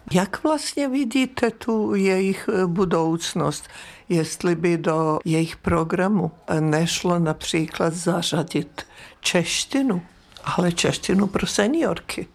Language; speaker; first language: Czech; native; Czech